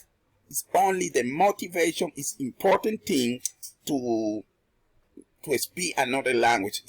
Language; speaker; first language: English; non-native, learner; Spanish